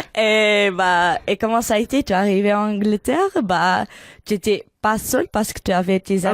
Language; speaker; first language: French; non-native, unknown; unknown